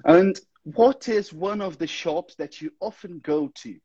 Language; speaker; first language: English; non-native, fluent; Portuguese